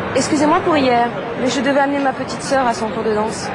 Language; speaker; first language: French; native; French